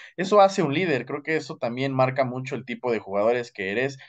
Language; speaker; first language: Spanish; native; Spanish